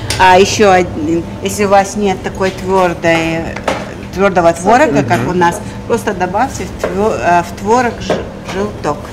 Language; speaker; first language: Russian; non-native, local second language; Chechen